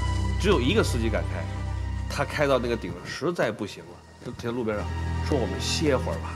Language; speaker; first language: Chinese; native; Chinese